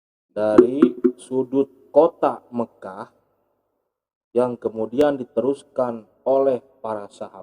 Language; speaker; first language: Indonesian; native; Indonesian